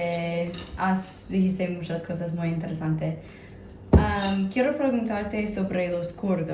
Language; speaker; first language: Spanish; non-native, fluent; English